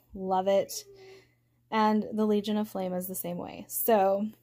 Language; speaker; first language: English; native; English